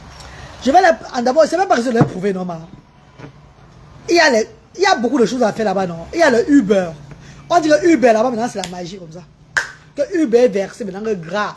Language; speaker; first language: French; non-native, local second language; Lingala